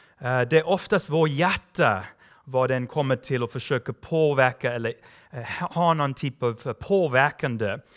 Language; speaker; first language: Swedish; non-native, fluent; English